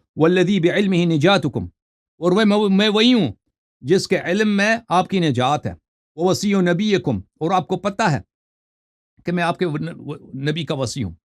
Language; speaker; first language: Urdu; non-native, fluent; Persian